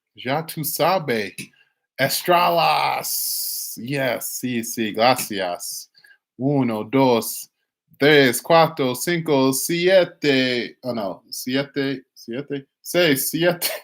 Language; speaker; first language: Spanish; non-native, learner; English